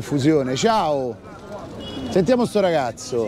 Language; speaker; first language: Italian; native; Italian